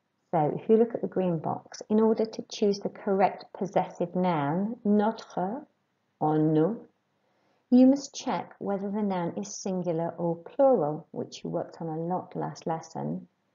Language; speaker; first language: English; native; English